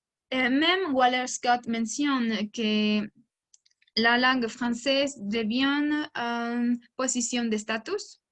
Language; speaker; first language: French; non-native, learner; Spanish